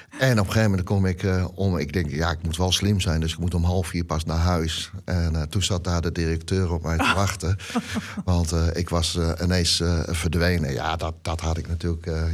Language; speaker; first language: Dutch; native; Dutch